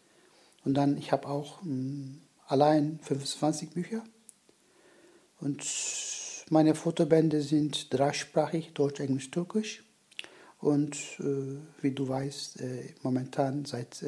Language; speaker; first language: German; non-native, learner; Turkish